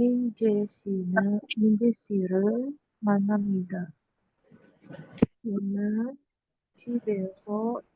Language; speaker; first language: Korean; non-native, learner; Indonesian